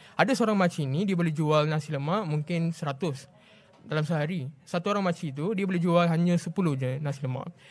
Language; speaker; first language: Malay; non-native, local second language; Tamil